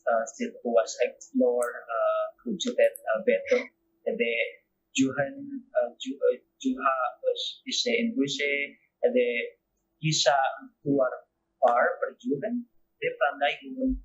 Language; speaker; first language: Albanian; non-native, learner; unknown